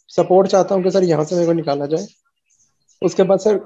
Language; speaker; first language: Hindi; native; Hindi